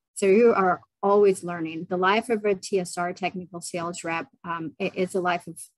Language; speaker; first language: English; non-native, fluent; Ukrainian